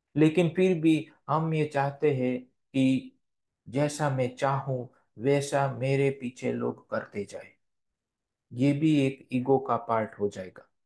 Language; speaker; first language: Hindi; non-native, local second language; Gujarati